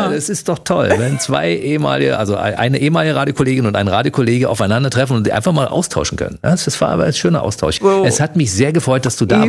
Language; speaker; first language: German; native; German